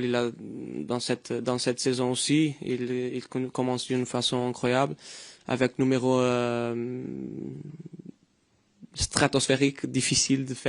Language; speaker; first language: French; non-native, fluent; Portuguese